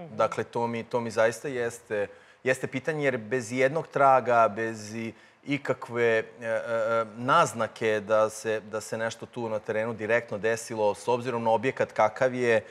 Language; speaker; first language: Croatian; native; Croatian